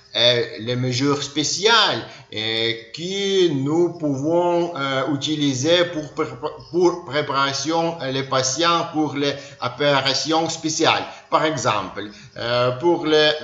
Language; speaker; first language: French; non-native, learner; Ukrainian